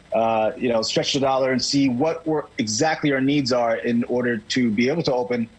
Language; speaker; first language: English; native; English